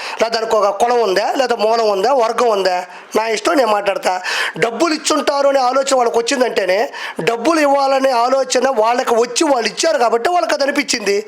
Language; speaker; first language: Telugu; native; Telugu